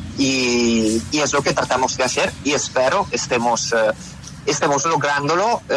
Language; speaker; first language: Spanish; non-native, fluent; Italian